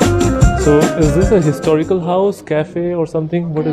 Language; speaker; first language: English; non-native, local second language; Hindi